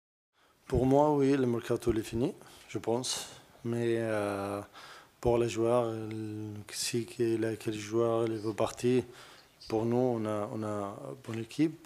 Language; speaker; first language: French; non-native, learner; Arabic